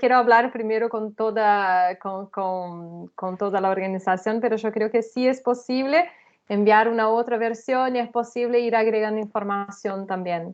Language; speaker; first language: Spanish; non-native, fluent; Portuguese